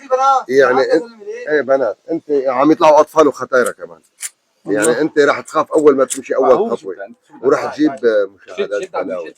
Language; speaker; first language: Arabic; native; Arabic